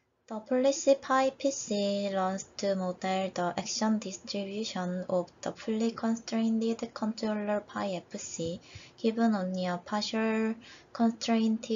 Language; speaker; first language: English; non-native, fluent; Korean